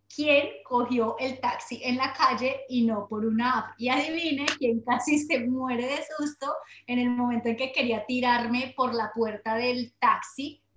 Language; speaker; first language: Spanish; native; Spanish